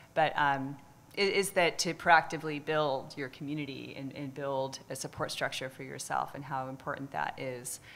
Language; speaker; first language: English; native; English